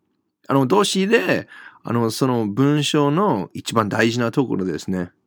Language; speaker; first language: Japanese; non-native, fluent; English